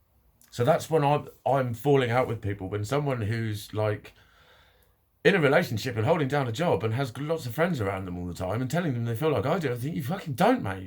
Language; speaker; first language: English; native; English